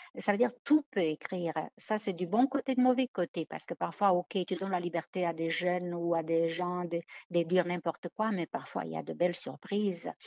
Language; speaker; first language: French; non-native, fluent; Romanian